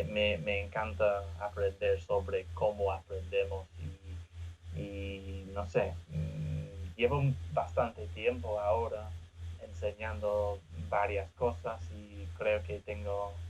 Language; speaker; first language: Spanish; non-native, fluent; English